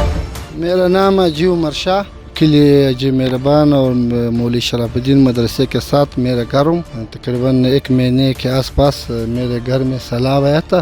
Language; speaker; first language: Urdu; non-native, local second language; Pashto